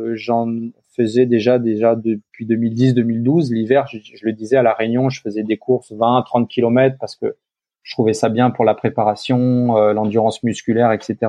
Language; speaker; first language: French; native; French